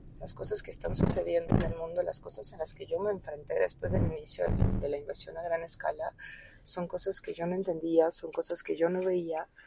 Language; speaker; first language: Spanish; early bilingual, other home language; Ukrainian